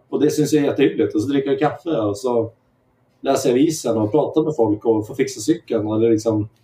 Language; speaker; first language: Swedish; native; Swedish